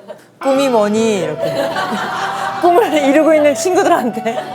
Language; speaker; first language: Korean; native; Korean